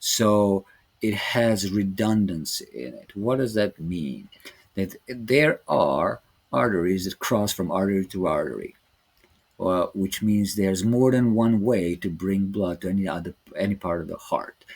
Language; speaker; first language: English; non-native, fluent; Serbian